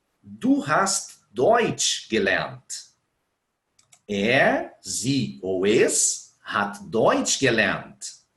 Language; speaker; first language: German; non-native, fluent; Portuguese